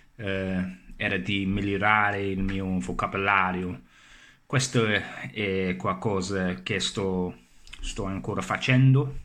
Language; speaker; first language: Italian; non-native, learner; English